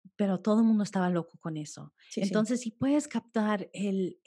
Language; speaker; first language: Spanish; early bilingual, heritage; Spanish